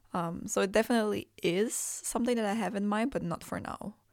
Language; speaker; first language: English; non-native, fluent; Indonesian